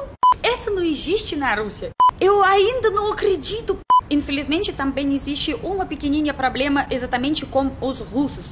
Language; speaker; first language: Portuguese; non-native, learner; Russian